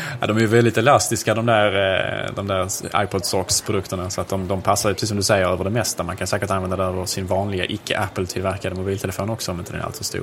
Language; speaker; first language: Swedish; native; Swedish